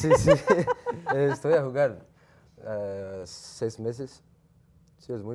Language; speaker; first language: Spanish; non-native, learner; Portuguese